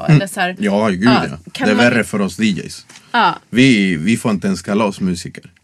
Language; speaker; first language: Swedish; non-native, fluent; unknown